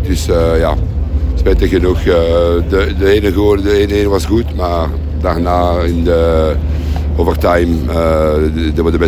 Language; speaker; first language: Dutch; non-native, local second language; French